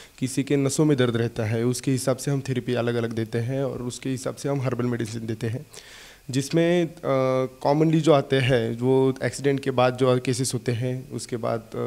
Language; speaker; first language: Hindi; non-native, local second language; Marathi